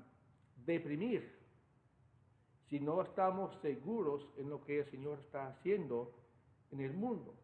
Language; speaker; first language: Spanish; non-native, fluent; English